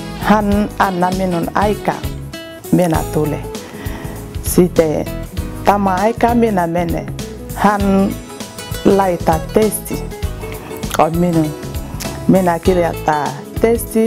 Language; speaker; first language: Finnish; non-native, learner; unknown